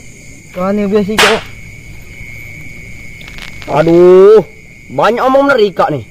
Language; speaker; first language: Indonesian; non-native, local second language; Malay